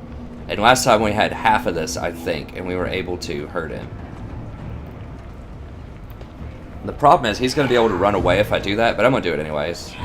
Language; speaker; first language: English; native; English